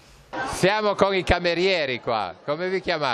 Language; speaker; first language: Italian; native; Italian